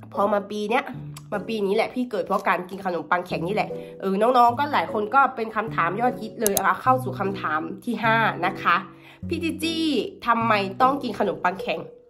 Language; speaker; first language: Thai; native; Thai